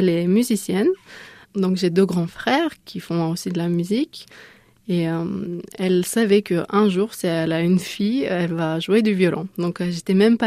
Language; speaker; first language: French; non-native, fluent; Lithuanian